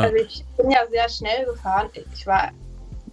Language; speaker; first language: German; native; German